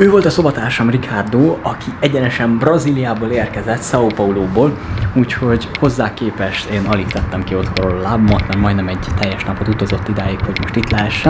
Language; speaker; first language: Hungarian; native; Hungarian